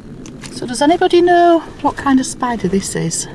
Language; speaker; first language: English; native; English